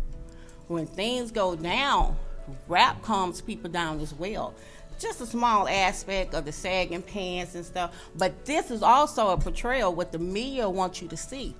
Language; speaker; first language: English; native; English